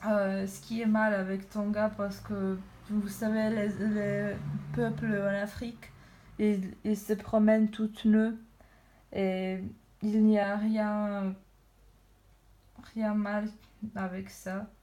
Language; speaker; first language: French; non-native, learner; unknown